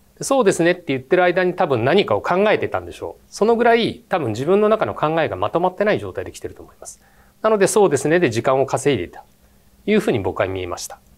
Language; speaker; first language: Japanese; native; Japanese